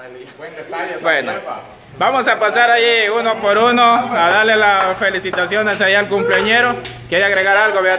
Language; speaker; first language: Spanish; native; Spanish